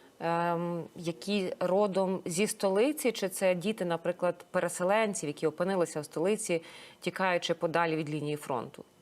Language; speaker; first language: Ukrainian; native; Ukrainian